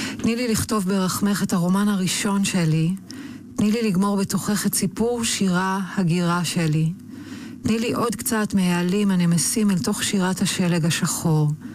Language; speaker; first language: Hebrew; native; Hebrew